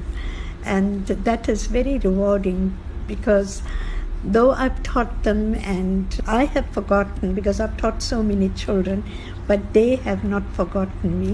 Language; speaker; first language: English; non-native, local second language; Tamil